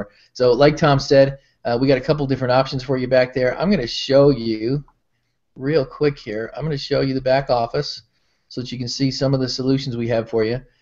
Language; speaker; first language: English; native; English